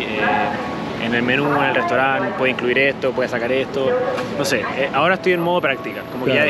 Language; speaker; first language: Spanish; native; Spanish